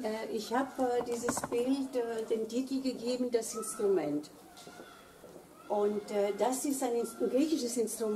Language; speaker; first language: German; early bilingual, other home language; Greek